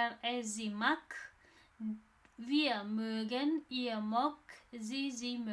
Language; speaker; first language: German; non-native, fluent; Indonesian